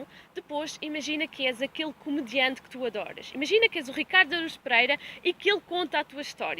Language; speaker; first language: Portuguese; native; Portuguese